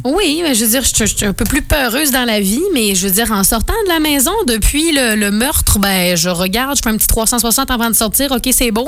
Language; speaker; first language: French; native; French